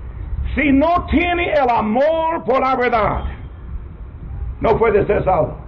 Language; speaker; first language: Spanish; non-native, learner; English